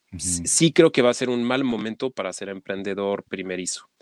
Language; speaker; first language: Spanish; non-native, fluent; French